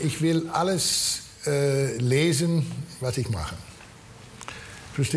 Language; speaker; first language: German; non-native, learner; Dutch